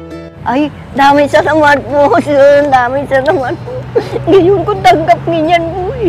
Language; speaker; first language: Filipino; non-native, learner; Vietnamese